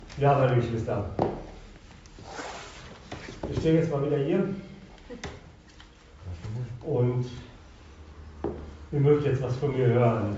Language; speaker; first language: German; native; German